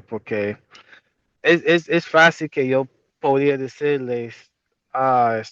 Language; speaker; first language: Spanish; non-native, fluent; English